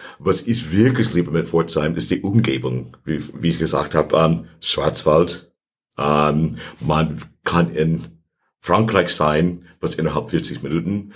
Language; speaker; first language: German; non-native, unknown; English